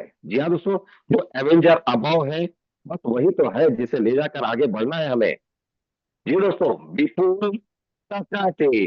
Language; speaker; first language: Hindi; native; Hindi